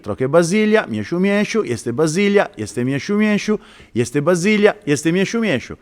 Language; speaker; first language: Polish; non-native, learner; Italian